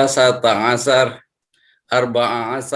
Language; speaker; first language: Arabic; non-native, learner; Indonesian